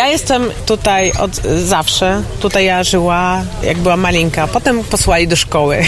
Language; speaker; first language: Polish; non-native, local second language; Ukrainian